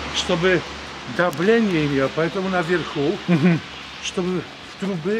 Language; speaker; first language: Russian; non-native, learner; Polish